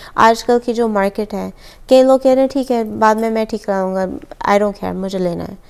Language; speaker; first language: Hindi; early bilingual, heritage; Hindi